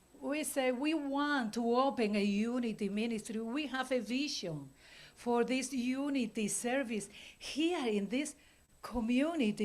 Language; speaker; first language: English; non-native, fluent; Spanish